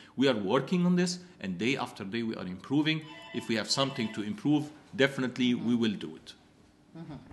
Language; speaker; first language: English; non-native, fluent; Italian